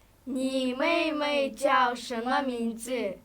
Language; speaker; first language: Chinese; non-native, learner; Kyrgyz